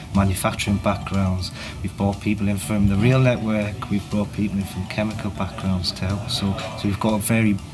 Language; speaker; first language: English; native; English